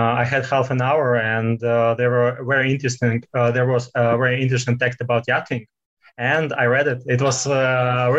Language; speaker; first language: English; non-native, fluent; Russian